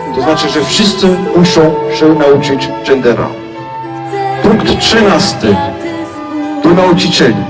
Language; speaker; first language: Polish; non-native, fluent; French